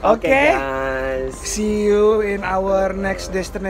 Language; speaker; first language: English; non-native, learner; Indonesian